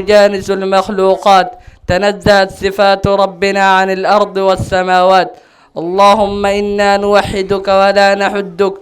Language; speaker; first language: Arabic; non-native, learner; Somali